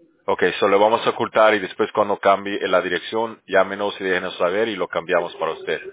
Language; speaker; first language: Spanish; native; Spanish